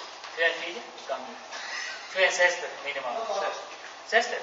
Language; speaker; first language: Dutch; non-native, learner; Chinese